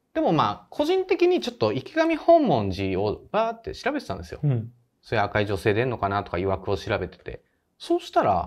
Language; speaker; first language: Japanese; native; Japanese